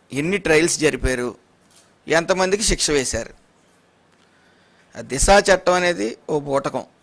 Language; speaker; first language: Telugu; native; Telugu